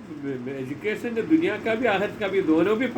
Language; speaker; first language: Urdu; non-native, local second language; Malayalam